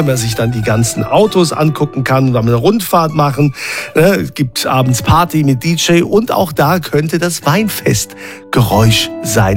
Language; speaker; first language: German; native; German